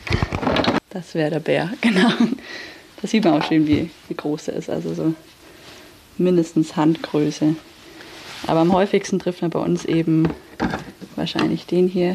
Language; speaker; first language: German; native; German